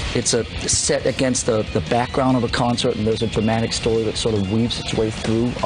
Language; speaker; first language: English; early bilingual, other home language; Danish